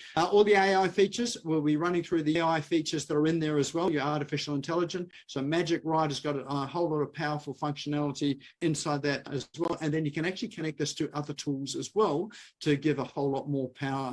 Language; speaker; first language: English; native; English